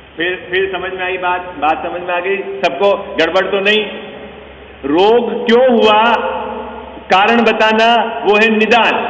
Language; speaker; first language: Hindi; native; Hindi